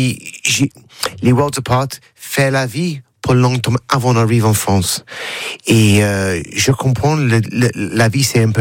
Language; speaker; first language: French; non-native, learner; English